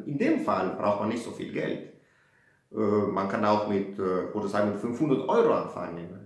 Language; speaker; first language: German; non-native, fluent; Italian